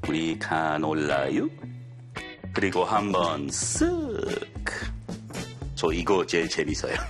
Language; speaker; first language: Korean; non-native, learner; English